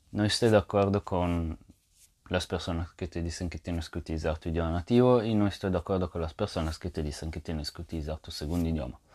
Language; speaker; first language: Spanish; non-native, fluent; Italian